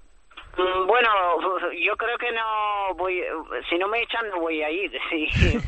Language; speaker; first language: Spanish; early bilingual, other home language; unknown